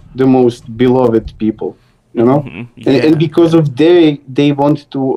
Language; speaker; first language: English; non-native, fluent; Serbian